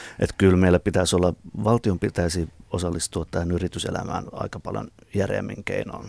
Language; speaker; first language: Finnish; native; Finnish